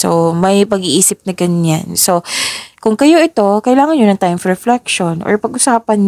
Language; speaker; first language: Filipino; native; Filipino